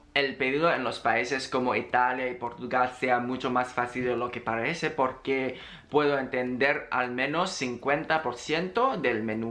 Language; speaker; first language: Spanish; non-native, learner; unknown